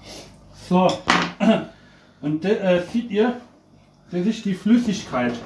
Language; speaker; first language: German; non-native, fluent; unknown